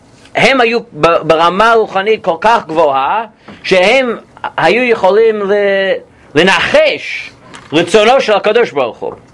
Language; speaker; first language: Hebrew; non-native, fluent; English